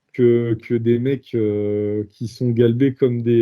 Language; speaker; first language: French; native; French